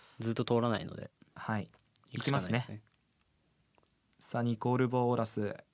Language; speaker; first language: Japanese; native; Japanese